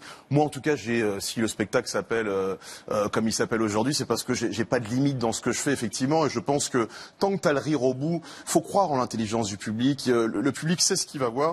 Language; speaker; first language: French; native; French